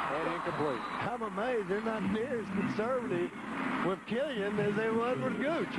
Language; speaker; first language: English; native; English